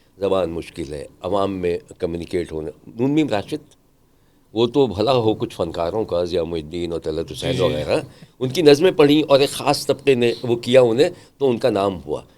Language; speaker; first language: Urdu; native; Urdu